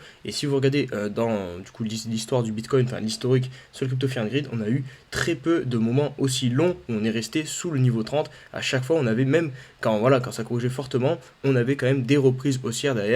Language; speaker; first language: French; native; French